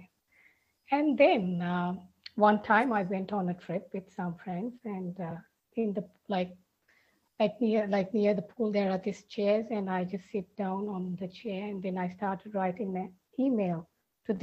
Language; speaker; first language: English; non-native, local second language; Sinhala